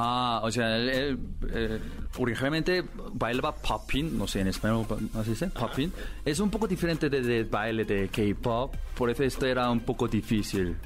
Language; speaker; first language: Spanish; non-native, learner; Korean